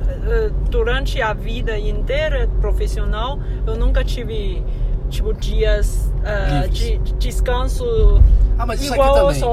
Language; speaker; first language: Portuguese; non-native, fluent; Chinese